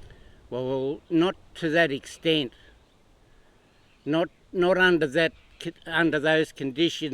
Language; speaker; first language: English; native; English